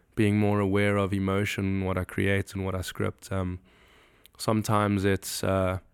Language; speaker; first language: English; native; English